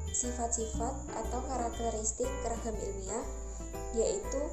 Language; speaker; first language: Indonesian; native; Indonesian